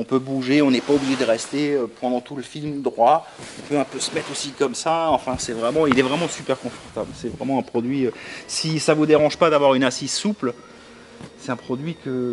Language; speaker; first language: French; native; French